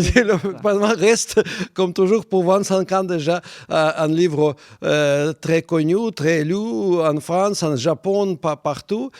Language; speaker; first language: French; non-native, fluent; Russian